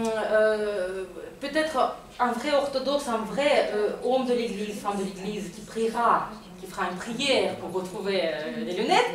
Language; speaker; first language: French; non-native, fluent; Russian